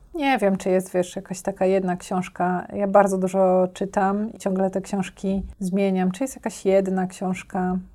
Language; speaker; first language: Polish; native; Polish